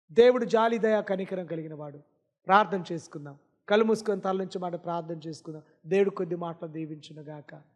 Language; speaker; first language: Telugu; non-native, local second language; Lambadi